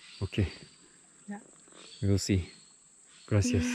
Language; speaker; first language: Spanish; non-native, learner; Turkish